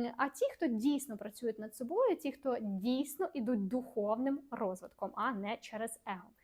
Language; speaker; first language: Ukrainian; non-native, local second language; Russian